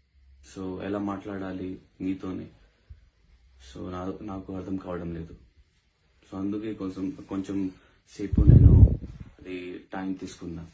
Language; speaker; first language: Telugu; non-native, local second language; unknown